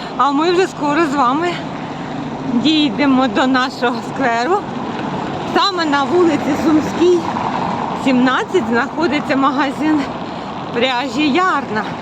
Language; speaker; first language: Ukrainian; native; Ukrainian